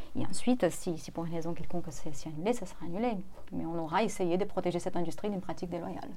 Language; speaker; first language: French; non-native, fluent; Portuguese